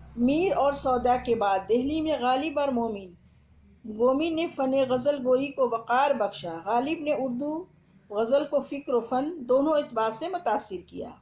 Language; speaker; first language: Urdu; native; Urdu